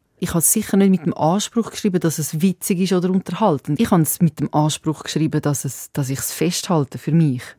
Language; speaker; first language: German; early bilingual, other home language; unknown